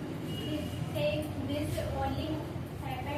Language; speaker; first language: English; non-native, learner; Hindi